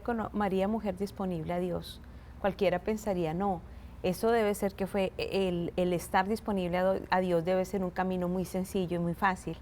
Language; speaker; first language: Spanish; native; Spanish